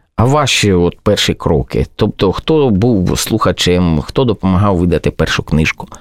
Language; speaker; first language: Ukrainian; native; Ukrainian